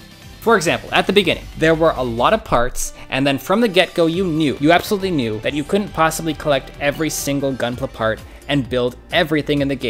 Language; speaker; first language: English; native; English